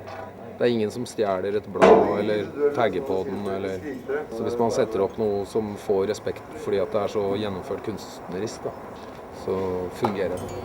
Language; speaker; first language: Norwegian; native; Norwegian